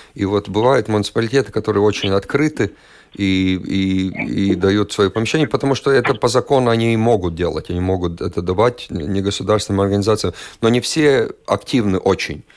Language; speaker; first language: Russian; non-native, local second language; Latvian